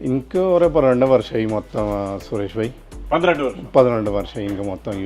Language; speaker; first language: Malayalam; non-native, fluent; Punjabi